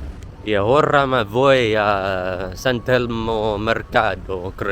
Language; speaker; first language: Spanish; non-native, learner; English